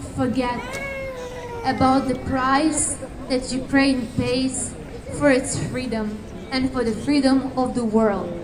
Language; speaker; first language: English; non-native, fluent; Ukrainian